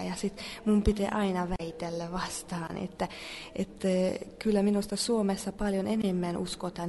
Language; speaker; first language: Finnish; non-native, fluent; Hungarian